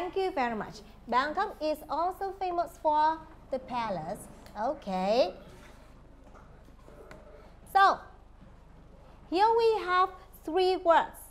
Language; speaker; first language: English; non-native, fluent; Vietnamese